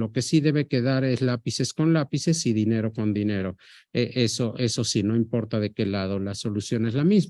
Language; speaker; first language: Spanish; native; Spanish